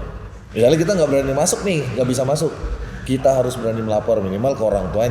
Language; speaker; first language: Indonesian; native; Indonesian